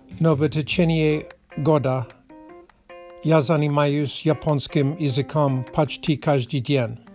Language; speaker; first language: Russian; non-native, learner; Czech